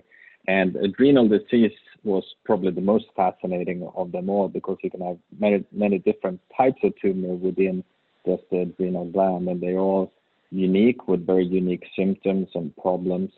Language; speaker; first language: English; non-native, fluent; Swedish